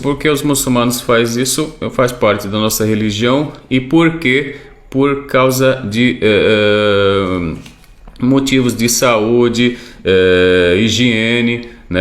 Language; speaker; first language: Portuguese; non-native, fluent; Arabic